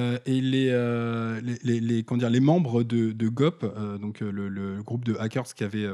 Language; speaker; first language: French; native; French